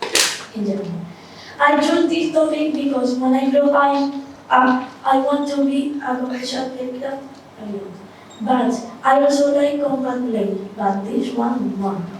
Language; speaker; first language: English; non-native, learner; Spanish